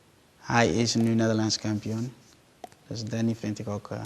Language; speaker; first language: Dutch; non-native, learner; Somali